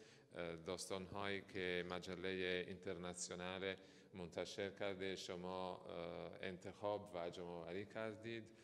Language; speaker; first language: Persian; non-native, fluent; Italian